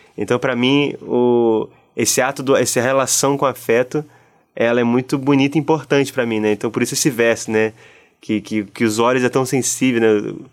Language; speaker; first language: Portuguese; native; Portuguese